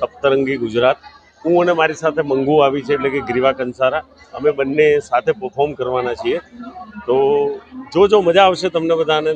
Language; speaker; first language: Gujarati; native; Gujarati